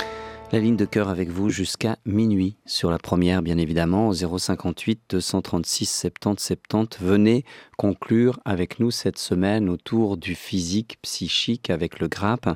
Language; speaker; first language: French; native; French